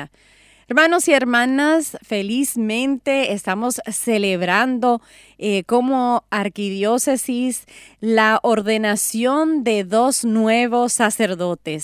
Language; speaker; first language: Spanish; native; Spanish